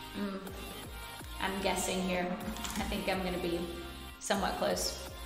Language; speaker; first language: English; native; English